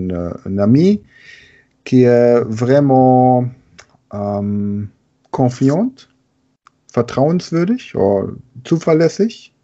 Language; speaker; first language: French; non-native, learner; German